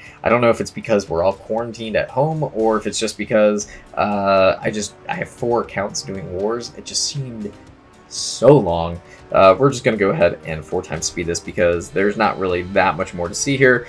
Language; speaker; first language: English; native; English